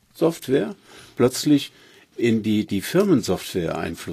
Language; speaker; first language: German; native; German